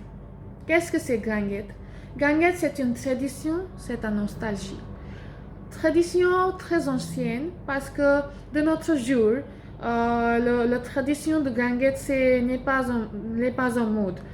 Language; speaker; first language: French; non-native, learner; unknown